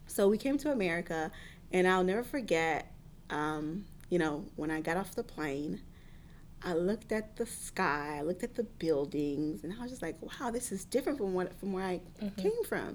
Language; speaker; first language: English; early bilingual, other home language; Haitian Creole